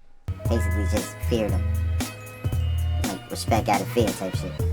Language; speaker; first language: English; native; English